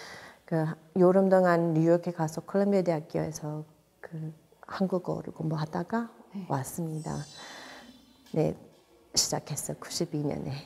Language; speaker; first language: Korean; non-native, fluent; English